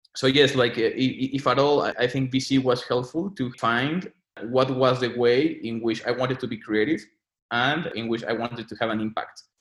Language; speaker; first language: English; non-native, fluent; Spanish